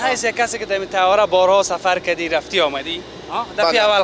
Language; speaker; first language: Persian; native; Persian